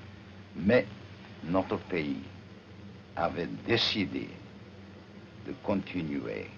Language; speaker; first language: French; non-native, fluent; Japanese